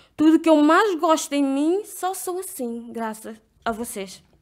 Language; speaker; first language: Portuguese; non-native, local second language; Kabuverdianu